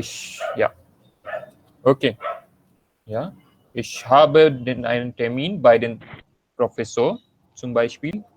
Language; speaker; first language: German; non-native, learner; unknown